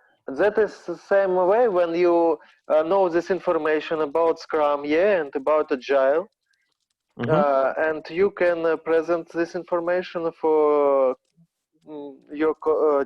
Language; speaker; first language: English; non-native, learner; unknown